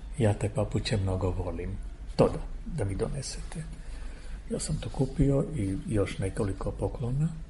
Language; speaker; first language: Serbian; non-native, fluent; Armenian